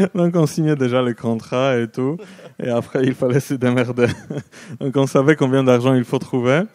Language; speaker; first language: French; non-native, fluent; Polish